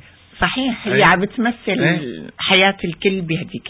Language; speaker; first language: Arabic; native; Arabic